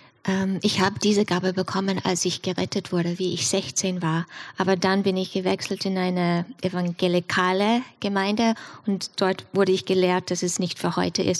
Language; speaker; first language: German; non-native, fluent; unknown